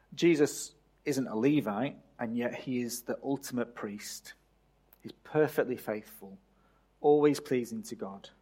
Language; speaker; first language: English; native; English